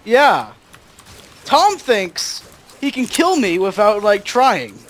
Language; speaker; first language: English; native; English